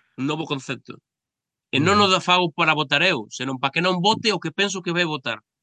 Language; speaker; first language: Galician; native; Galician